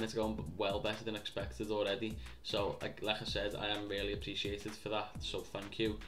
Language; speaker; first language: English; native; English